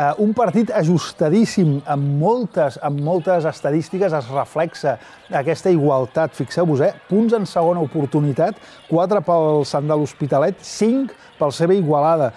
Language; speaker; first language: Catalan; native; Catalan